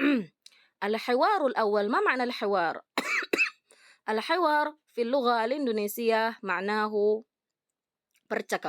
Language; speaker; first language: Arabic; non-native, fluent; Indonesian